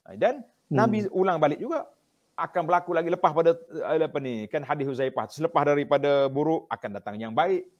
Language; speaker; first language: Malay; native; Malay